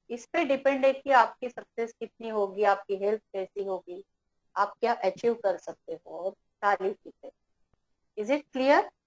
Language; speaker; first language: Hindi; native; Hindi